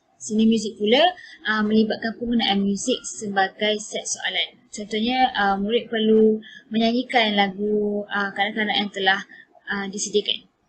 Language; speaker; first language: Malay; native; Malay